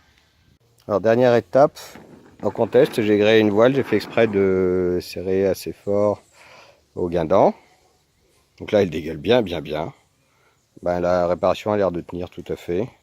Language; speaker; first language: French; native; French